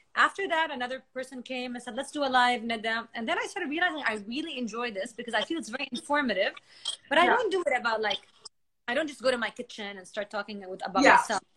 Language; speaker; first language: English; non-native, fluent; Arabic